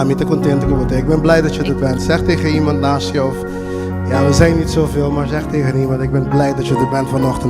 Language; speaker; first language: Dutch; non-native, local second language; Papiamento